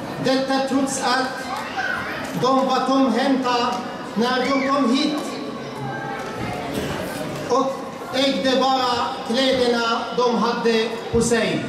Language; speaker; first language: Swedish; non-native, fluent; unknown